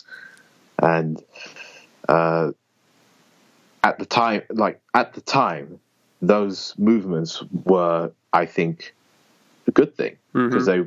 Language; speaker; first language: English; native; English